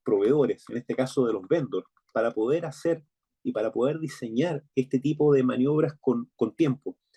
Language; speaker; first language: Spanish; native; Spanish